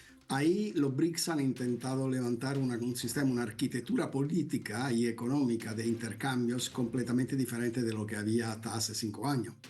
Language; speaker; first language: Spanish; non-native, fluent; Italian